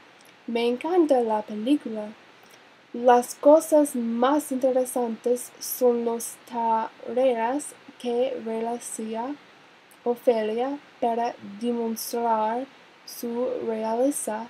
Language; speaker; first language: Spanish; non-native, learner; English